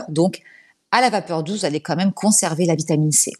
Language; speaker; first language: French; native; French